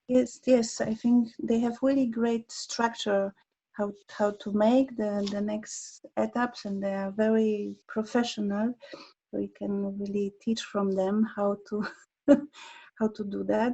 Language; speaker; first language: English; non-native, learner; Polish